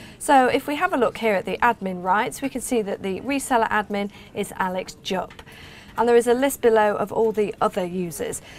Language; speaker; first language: English; native; English